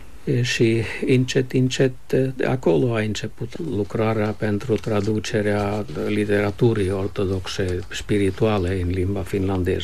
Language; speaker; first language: Romanian; non-native, fluent; Finnish